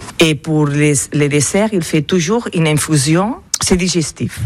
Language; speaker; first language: French; non-native, learner; Catalan